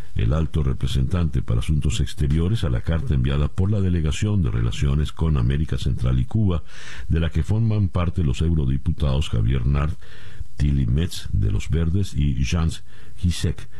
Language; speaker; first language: Spanish; native; Spanish